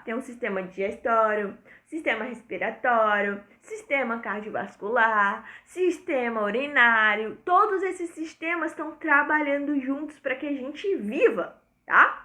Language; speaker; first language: Portuguese; native; Portuguese